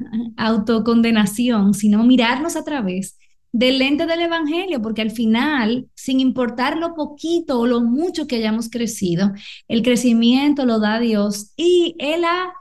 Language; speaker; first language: Spanish; native; Spanish